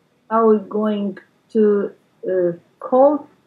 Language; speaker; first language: English; non-native, learner; Russian